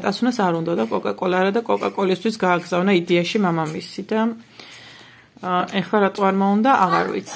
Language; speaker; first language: Georgian; native; Georgian